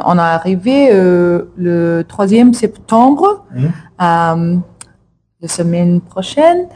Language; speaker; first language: French; non-native, learner; English